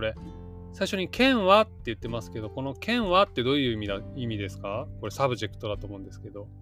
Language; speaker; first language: Japanese; native; Japanese